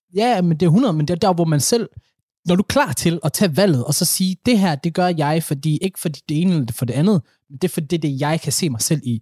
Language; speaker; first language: Danish; early bilingual, other home language; Somali